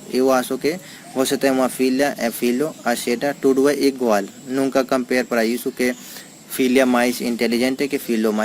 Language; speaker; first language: Portuguese; non-native, learner; Hindi